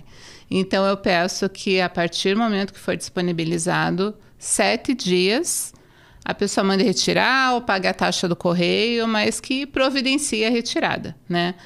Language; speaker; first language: Portuguese; native; Portuguese